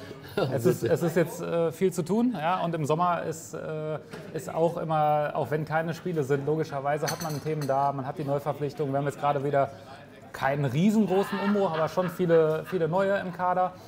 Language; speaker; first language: German; native; German